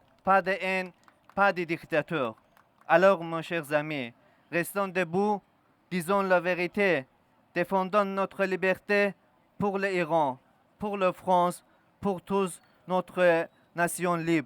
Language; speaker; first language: French; non-native, learner; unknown